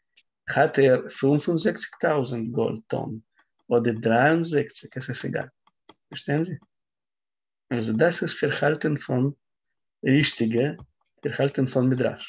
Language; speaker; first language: German; non-native, fluent; Russian